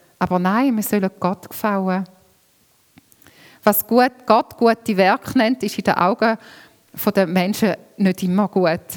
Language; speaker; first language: German; native; German